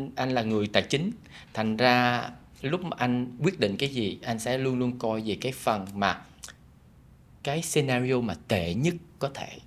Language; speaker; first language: Vietnamese; early bilingual, heritage; Vietnamese